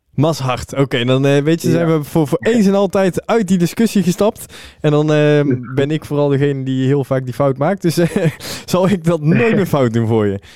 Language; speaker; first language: Dutch; native; Dutch